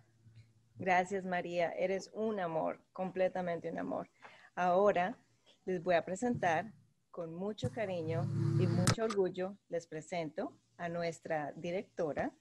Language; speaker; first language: Spanish; native; Spanish